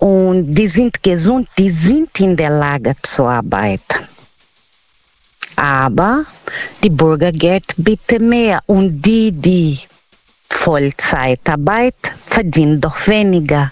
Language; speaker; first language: German; non-native, learner; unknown